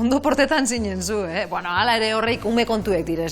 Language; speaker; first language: Basque; native; Basque